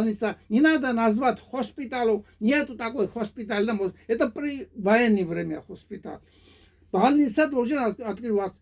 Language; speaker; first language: Russian; non-native, fluent; Georgian